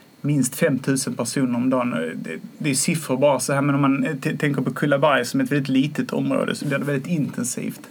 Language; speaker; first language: Swedish; native; Swedish